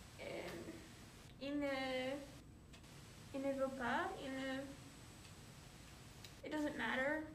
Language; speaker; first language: French; non-native, learner; English